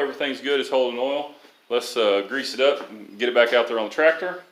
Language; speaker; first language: English; native; English